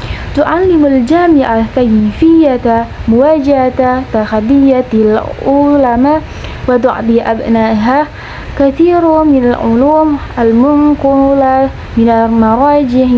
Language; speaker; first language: Arabic; non-native, learner; Indonesian